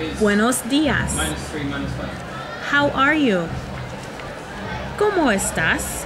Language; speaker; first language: Spanish; non-native, learner; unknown